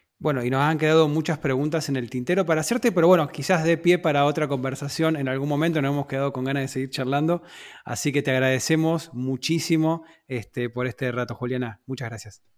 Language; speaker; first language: Spanish; native; Spanish